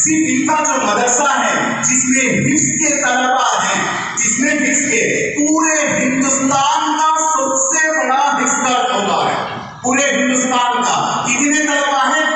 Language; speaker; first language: Urdu; native; Urdu